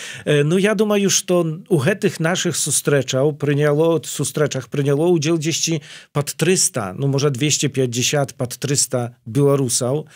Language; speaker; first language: Polish; non-native, learner; Belarusian